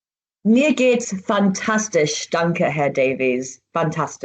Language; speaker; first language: German; non-native, fluent; English